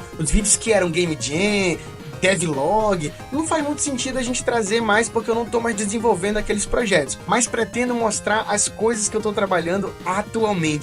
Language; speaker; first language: Portuguese; native; Portuguese